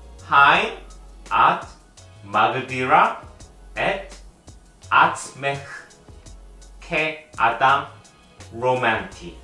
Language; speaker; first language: Hebrew; non-native, learner; Korean